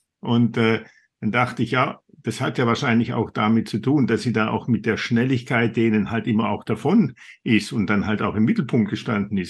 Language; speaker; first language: German; native; German